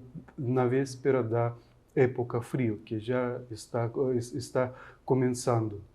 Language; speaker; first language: Portuguese; non-native, fluent; Ukrainian